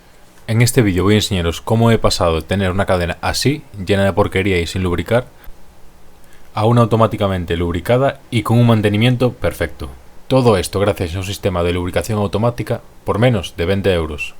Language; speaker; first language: Spanish; native; Spanish